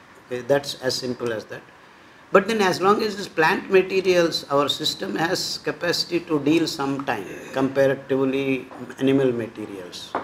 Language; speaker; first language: English; non-native, local second language; Telugu